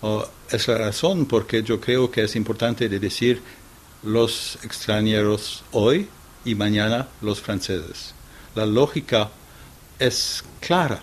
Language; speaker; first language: Spanish; non-native, fluent; French